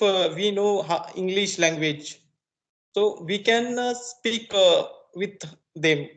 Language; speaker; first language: English; non-native, learner; Marathi